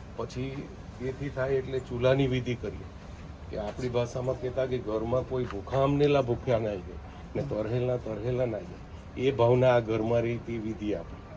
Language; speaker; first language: Gujarati; non-native, local second language; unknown